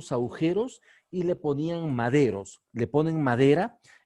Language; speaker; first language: Spanish; native; Spanish